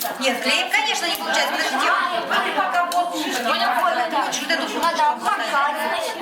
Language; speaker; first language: Russian; native; Russian